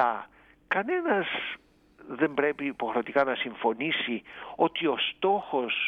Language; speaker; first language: Greek; native; Greek